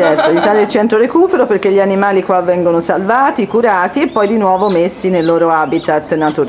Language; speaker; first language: Italian; native; Italian